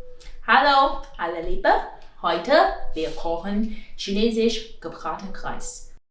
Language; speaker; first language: German; non-native, learner; Chinese